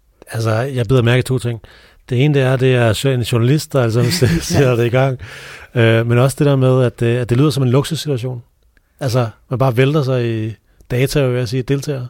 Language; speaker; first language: Danish; native; Danish